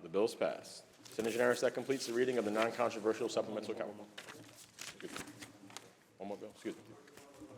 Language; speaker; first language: English; native; English